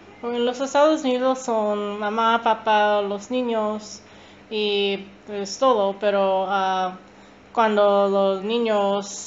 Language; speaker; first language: Spanish; non-native, learner; English